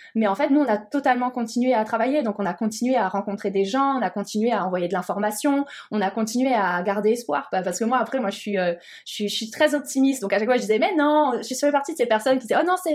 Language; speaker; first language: French; native; French